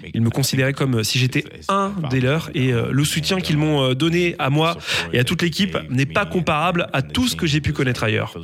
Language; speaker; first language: French; non-native, fluent; English